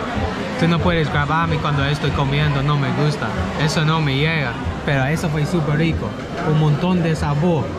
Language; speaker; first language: Spanish; non-native, fluent; English